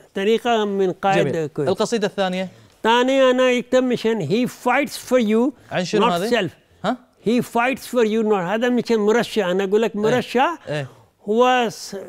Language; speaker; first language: Arabic; non-native, fluent; Urdu